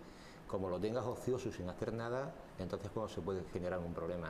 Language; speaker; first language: Spanish; native; Spanish